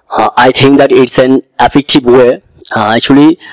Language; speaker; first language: English; non-native, local second language; Bangla